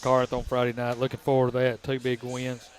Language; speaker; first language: English; native; English